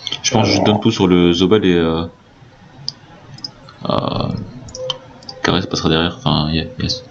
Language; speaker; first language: French; native; French